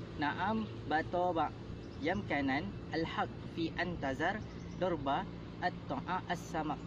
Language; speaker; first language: Arabic; non-native, learner; Malay